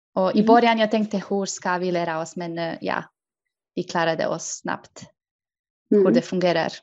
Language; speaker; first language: Swedish; non-native, fluent; Croatian